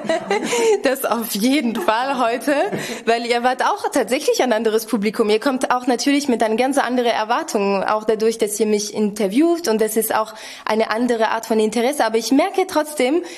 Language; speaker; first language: German; non-native, fluent; French